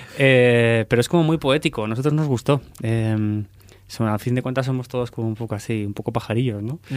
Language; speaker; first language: Spanish; native; Spanish